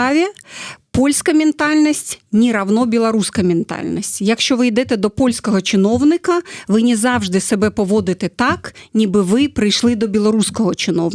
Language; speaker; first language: Ukrainian; non-native, fluent; Russian